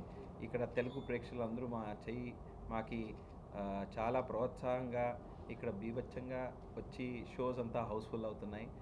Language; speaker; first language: Telugu; native; Telugu